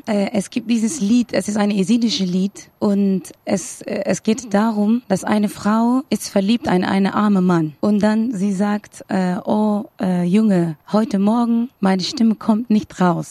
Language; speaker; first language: German; non-native, learner; Kurdish